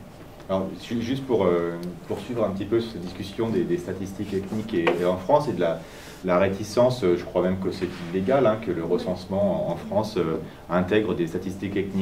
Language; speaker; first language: French; native; French